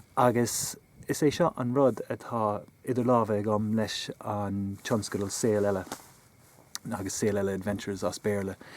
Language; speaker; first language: Irish; non-native, local second language; English